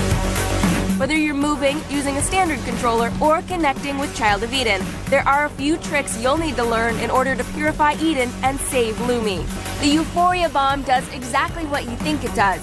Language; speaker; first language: English; native; English